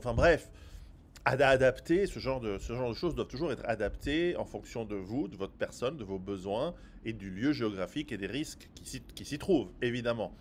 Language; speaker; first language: French; non-native, fluent; Italian